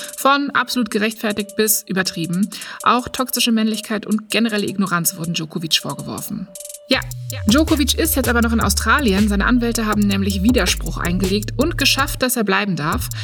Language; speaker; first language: German; native; German